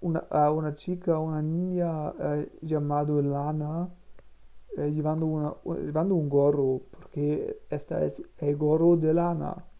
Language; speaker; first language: Spanish; non-native, learner; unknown